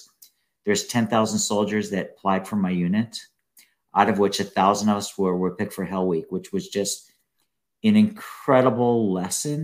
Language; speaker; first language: English; native; English